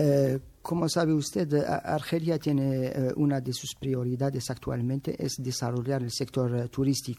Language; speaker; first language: Spanish; non-native, fluent; Arabic